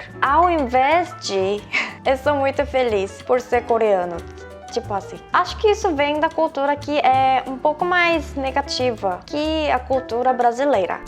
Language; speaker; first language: Portuguese; non-native, fluent; Korean